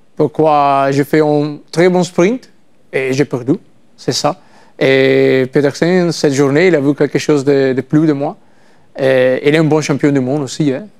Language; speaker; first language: French; non-native, learner; Italian